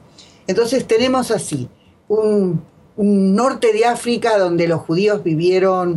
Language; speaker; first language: Spanish; native; Spanish